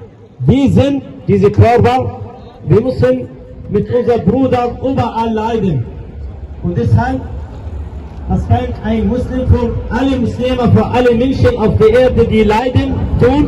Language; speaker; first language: German; non-native, learner; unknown